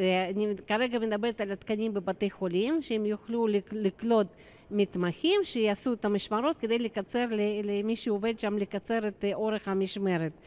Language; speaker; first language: Hebrew; non-native, fluent; Russian